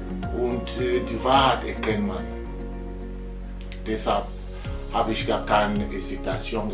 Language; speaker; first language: German; non-native, fluent; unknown